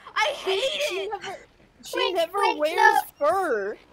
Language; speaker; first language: English; native; English